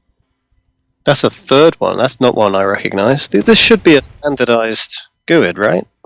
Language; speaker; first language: English; native; English